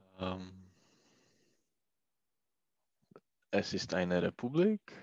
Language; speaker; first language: German; non-native, learner; Czech